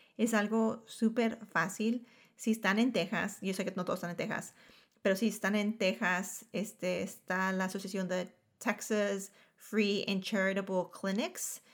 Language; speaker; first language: Spanish; early bilingual, heritage; Spanish